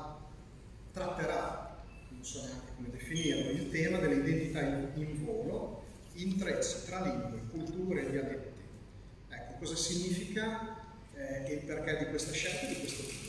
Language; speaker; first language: Italian; native; Italian